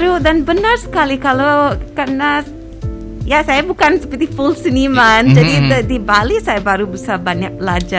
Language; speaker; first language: Indonesian; non-native, fluent; English